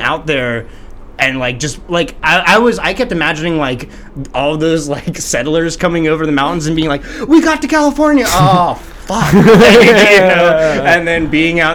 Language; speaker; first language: English; native; English